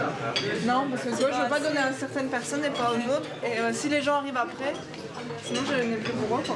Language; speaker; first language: French; native; French